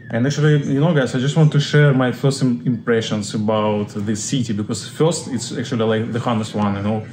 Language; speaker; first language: English; non-native, fluent; Russian